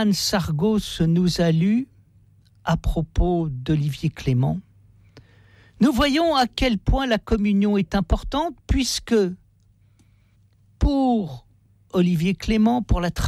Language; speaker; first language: French; native; French